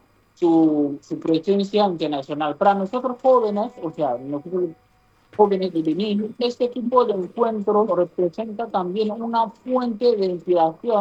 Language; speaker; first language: Spanish; non-native, fluent; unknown